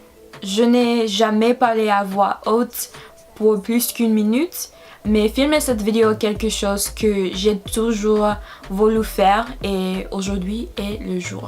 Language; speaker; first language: French; non-native, learner; English